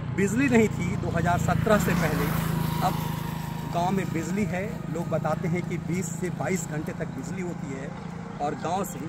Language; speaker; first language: Hindi; native; Hindi